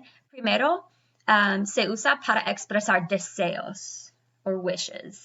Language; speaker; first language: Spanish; non-native, fluent; English